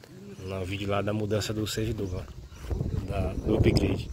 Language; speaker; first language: Portuguese; native; Portuguese